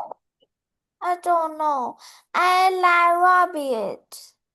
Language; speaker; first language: English; non-native, learner; Vietnamese